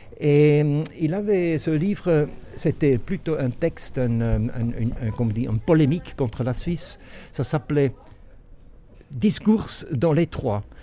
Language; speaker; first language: French; non-native, local second language; German